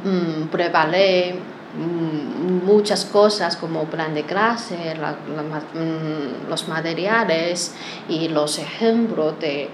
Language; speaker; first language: Spanish; non-native, learner; Chinese